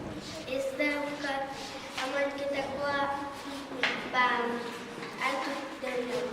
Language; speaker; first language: Basque; non-native, local second language; Spanish